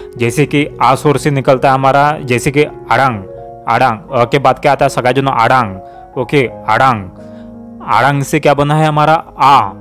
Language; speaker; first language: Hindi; non-native, local second language; Gondi